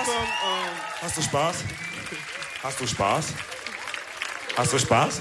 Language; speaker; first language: German; early bilingual, other home language; Wolof